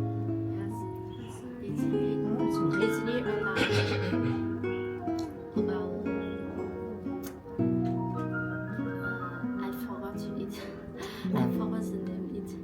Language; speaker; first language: English; non-native, learner; Vietnamese